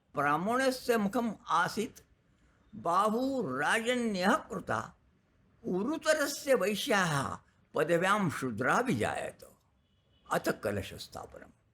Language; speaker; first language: Hindi; non-native, local second language; Marathi